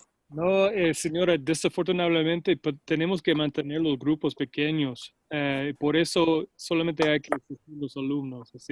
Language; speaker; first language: Spanish; non-native, fluent; English